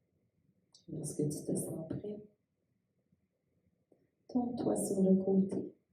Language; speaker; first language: French; native; French